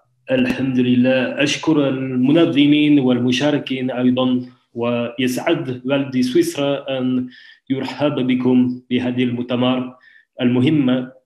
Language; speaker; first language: Arabic; non-native, learner; French